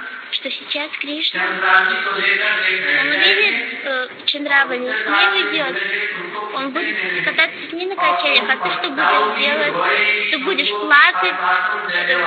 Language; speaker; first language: Russian; native; Russian